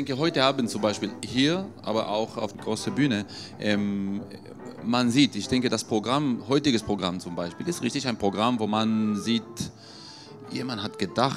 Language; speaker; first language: German; non-native, fluent; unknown